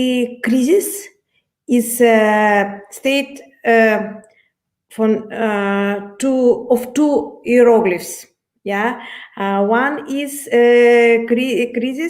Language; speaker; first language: English; non-native, learner; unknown